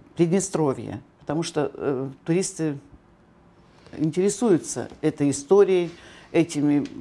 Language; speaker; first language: Russian; native; Russian